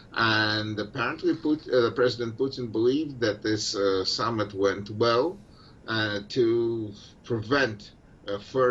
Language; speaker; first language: English; non-native, fluent; Russian